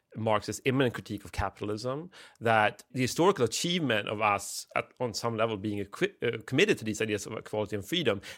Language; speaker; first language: English; non-native, fluent; Swedish